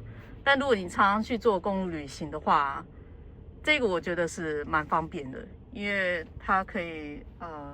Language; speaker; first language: Chinese; native; Chinese